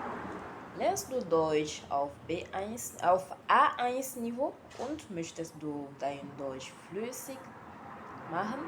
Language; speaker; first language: German; non-native, learner; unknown